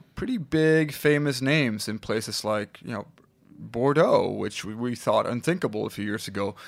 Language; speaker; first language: English; non-native, fluent; Swedish